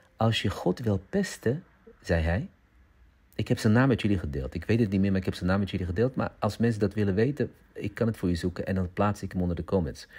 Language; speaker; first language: Dutch; early bilingual, other home language; Arabic